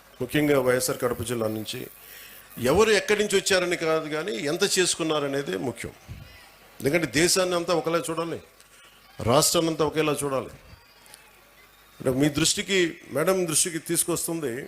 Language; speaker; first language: Telugu; native; Telugu